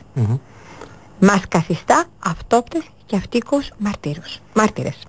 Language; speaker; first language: Greek; early bilingual, other home language; Turkish